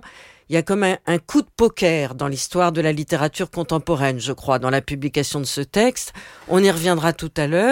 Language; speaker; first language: French; native; French